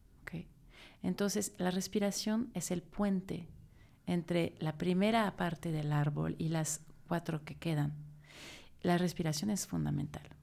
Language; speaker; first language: Spanish; non-native, fluent; French